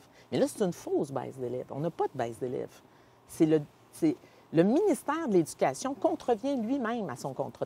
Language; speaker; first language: French; native; French